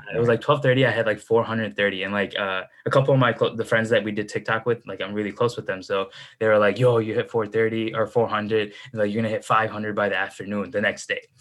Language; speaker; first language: English; native; English